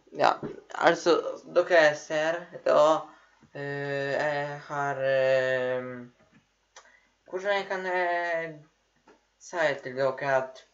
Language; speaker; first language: Norwegian; non-native, learner; Polish